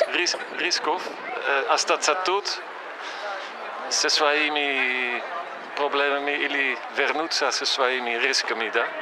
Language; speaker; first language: Russian; non-native, fluent; Dutch